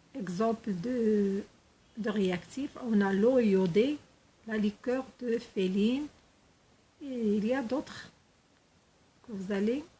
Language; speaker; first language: French; non-native, local second language; Arabic